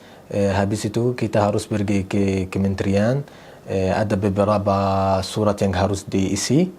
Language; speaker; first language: Indonesian; non-native, learner; Arabic